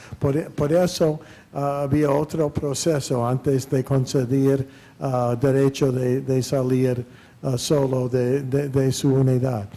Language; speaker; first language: Spanish; non-native, fluent; English